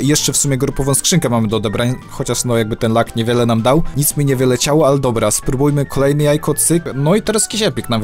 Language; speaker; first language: Polish; native; Polish